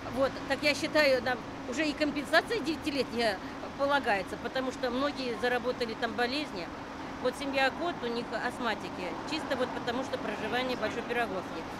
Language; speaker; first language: Russian; native; Russian